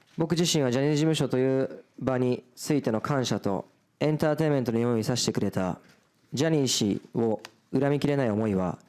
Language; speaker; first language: Japanese; early bilingual, other home language; Portuguese